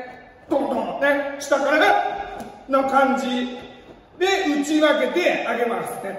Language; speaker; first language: Japanese; native; Japanese